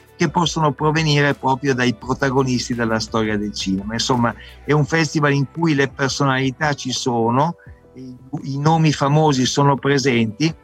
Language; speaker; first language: Italian; native; Italian